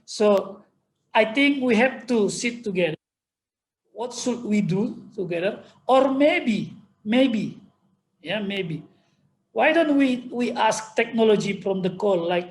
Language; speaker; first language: English; non-native, fluent; Indonesian